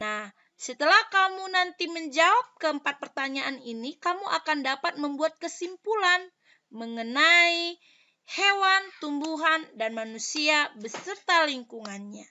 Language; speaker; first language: Indonesian; native; Indonesian